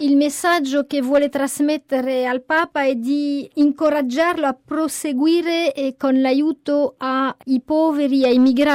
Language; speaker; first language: Italian; native; Italian